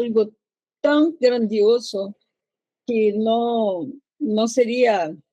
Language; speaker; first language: Spanish; non-native, learner; Portuguese